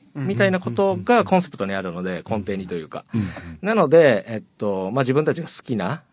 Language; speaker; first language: Japanese; native; Japanese